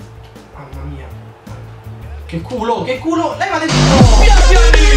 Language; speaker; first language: Italian; native; Italian